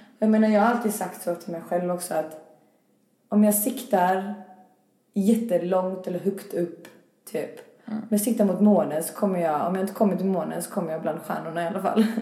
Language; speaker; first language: Swedish; early bilingual, other home language; Albanian